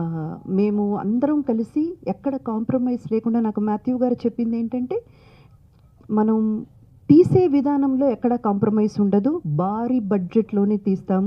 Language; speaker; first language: Telugu; native; Telugu